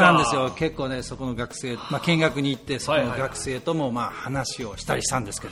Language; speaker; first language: Japanese; native; Japanese